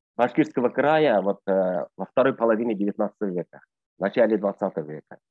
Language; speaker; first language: Russian; non-native, local second language; Bashkir